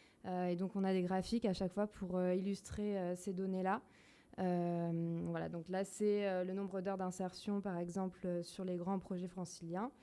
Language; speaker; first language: French; native; French